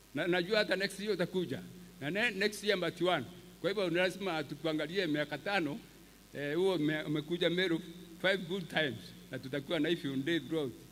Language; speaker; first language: Swahili; non-native, local second language; Meru